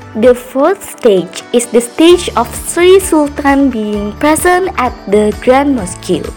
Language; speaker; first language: English; non-native, fluent; Indonesian